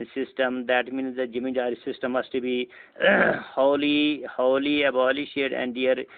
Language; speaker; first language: English; non-native, local second language; Urdu